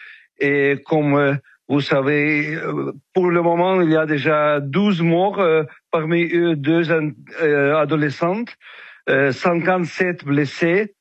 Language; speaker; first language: French; non-native, fluent; Ukrainian